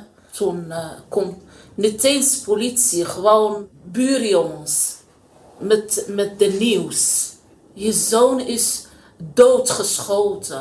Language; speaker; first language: Dutch; non-native, learner; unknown